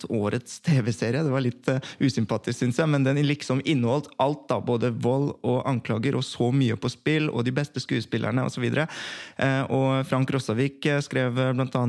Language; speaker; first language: Norwegian; early bilingual, other home language; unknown